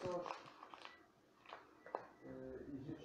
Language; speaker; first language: Polish; non-native, learner; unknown